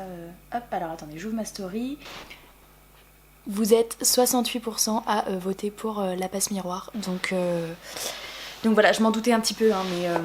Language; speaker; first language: French; native; French